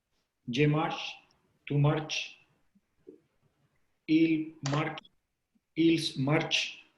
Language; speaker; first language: French; non-native, learner; Spanish